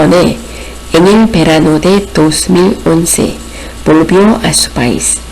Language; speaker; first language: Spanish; non-native, fluent; Korean